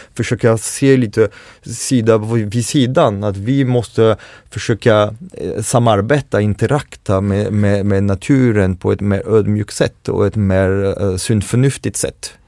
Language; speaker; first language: Swedish; non-native, fluent; French